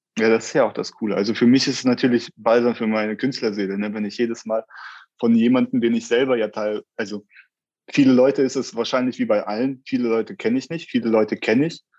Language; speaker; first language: German; early bilingual, other home language; Russian